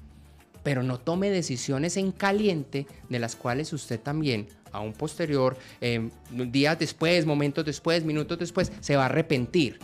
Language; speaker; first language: Spanish; native; Spanish